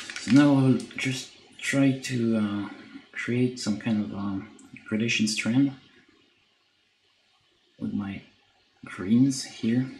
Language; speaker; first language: English; non-native, fluent; French